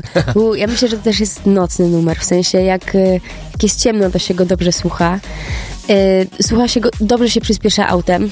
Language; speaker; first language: Polish; native; Polish